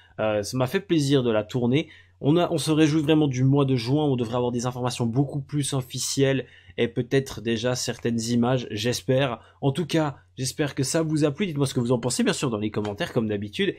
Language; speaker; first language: French; native; French